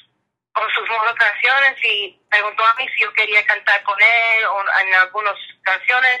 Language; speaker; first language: Spanish; early bilingual, heritage; English